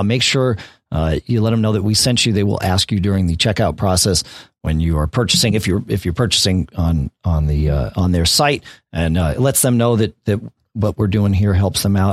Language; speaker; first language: English; native; English